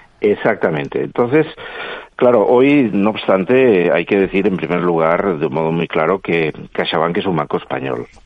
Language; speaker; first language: Spanish; non-native, local second language; Catalan